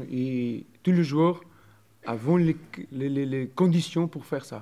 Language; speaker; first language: French; non-native, learner; Portuguese